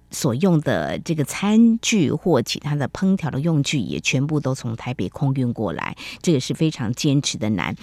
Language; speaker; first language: Chinese; native; Chinese